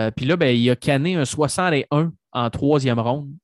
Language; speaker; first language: French; native; French